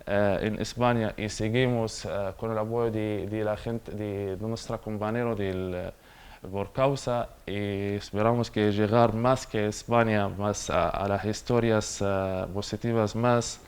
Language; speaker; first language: Spanish; non-native, learner; Arabic